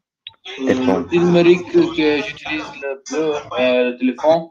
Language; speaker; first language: French; non-native, learner; Italian